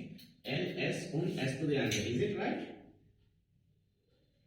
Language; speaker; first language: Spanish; non-native, learner; Hindi